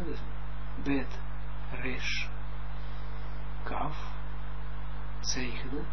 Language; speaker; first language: Dutch; non-native, fluent; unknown